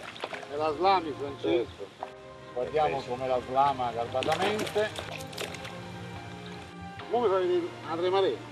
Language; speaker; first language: Italian; native; Italian